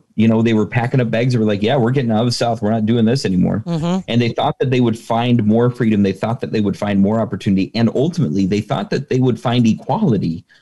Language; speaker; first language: English; native; English